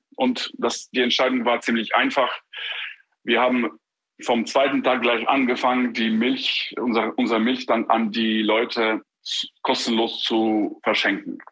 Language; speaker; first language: German; non-native, fluent; Ukrainian